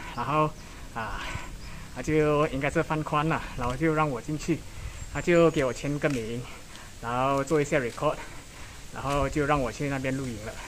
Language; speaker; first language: Chinese; native; Chinese